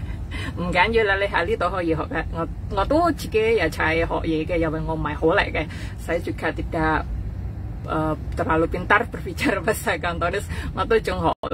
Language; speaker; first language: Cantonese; non-native, fluent; Indonesian